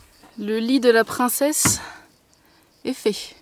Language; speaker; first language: French; native; French